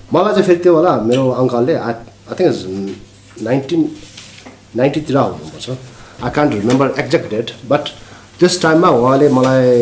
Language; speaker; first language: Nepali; non-native, local second language; Sherpa